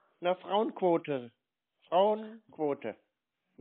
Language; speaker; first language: German; native; German